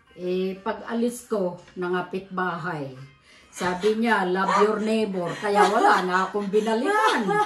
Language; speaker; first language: Filipino; non-native, local second language; Cebuano